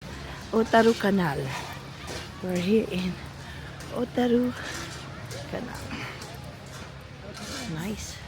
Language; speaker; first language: English; non-native, local second language; Filipino